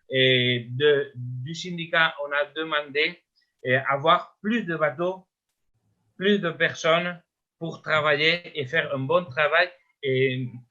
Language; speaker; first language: French; non-native, learner; Spanish